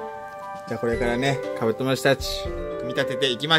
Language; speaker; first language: Japanese; native; Japanese